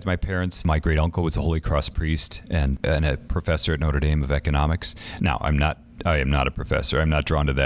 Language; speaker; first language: English; native; English